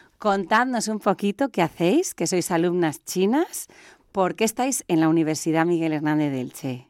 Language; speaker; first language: Spanish; native; Spanish